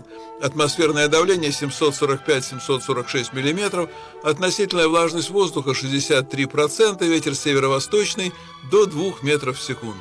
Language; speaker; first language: Russian; native; Russian